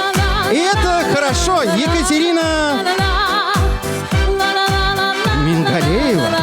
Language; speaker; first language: Russian; native; Russian